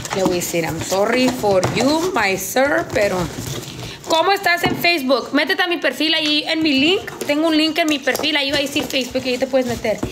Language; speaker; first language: Spanish; native; Spanish